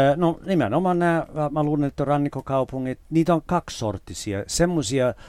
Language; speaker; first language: Finnish; non-native, fluent; English